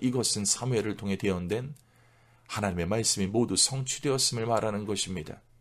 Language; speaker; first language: Korean; native; Korean